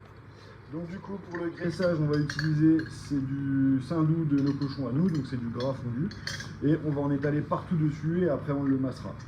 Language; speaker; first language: French; native; French